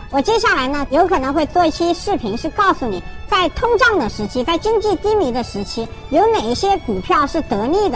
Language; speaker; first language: Chinese; native; Chinese